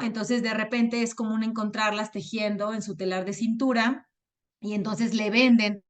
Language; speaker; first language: Spanish; native; Spanish